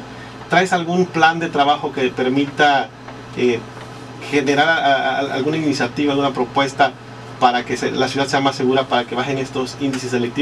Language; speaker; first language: Spanish; native; Spanish